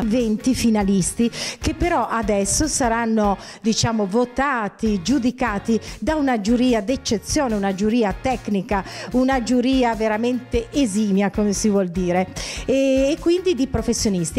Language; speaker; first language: Italian; native; Italian